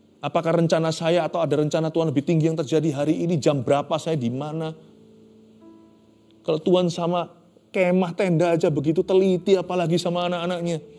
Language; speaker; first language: Indonesian; native; Indonesian